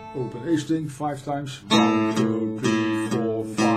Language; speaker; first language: English; non-native, fluent; Dutch